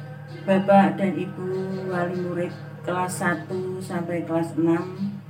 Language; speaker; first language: Indonesian; native; Indonesian